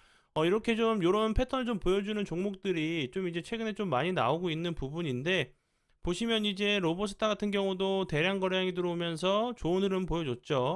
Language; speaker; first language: Korean; native; Korean